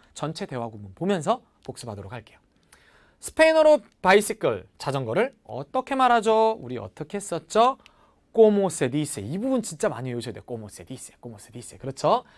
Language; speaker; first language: Korean; native; Korean